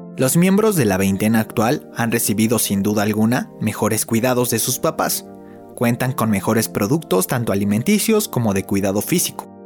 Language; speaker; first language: Spanish; native; Spanish